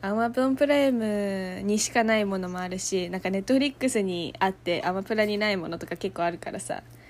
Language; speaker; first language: Japanese; native; Japanese